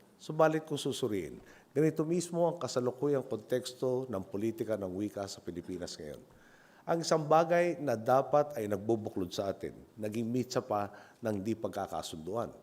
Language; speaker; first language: Filipino; native; Filipino